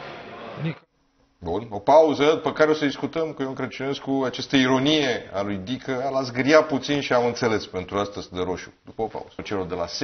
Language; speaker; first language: Romanian; native; Romanian